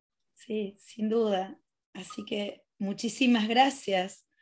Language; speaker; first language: Spanish; native; Spanish